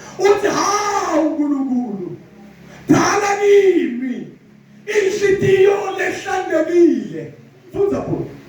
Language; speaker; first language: Zulu; non-native, local second language; Swati